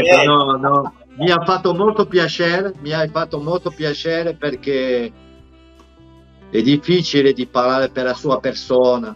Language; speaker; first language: Italian; non-native, fluent; French